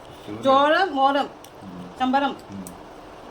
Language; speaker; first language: Malayalam; non-native, learner; Bodo